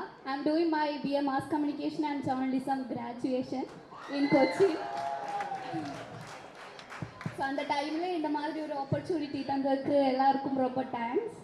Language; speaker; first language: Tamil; non-native, fluent; Malayalam